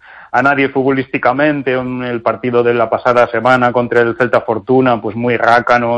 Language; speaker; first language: Spanish; native; Spanish